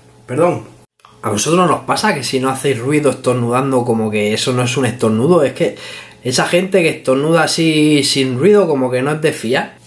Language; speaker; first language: Spanish; native; Spanish